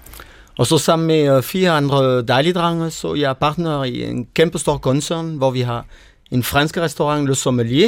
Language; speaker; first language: Danish; non-native, fluent; French